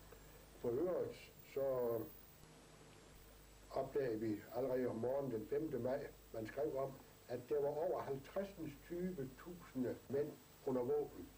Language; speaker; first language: Danish; native; Danish